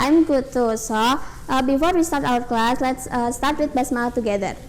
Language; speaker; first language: English; non-native, learner; Indonesian